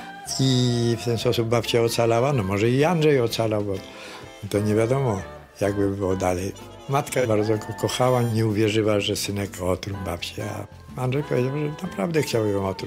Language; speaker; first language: Polish; native; Polish